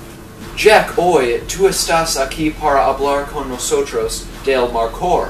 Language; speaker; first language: Spanish; non-native, learner; English